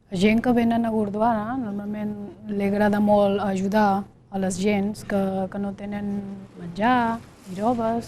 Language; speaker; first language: Catalan; non-native, learner; Punjabi